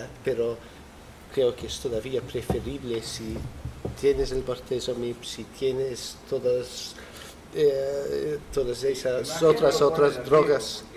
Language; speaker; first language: Spanish; non-native, fluent; Dutch